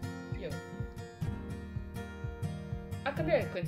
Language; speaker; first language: Korean; non-native, learner; Indonesian